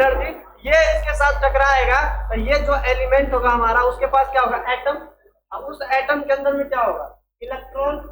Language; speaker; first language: Hindi; native; Hindi